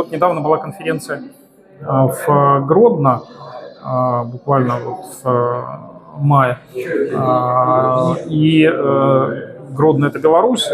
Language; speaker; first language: Russian; native; Russian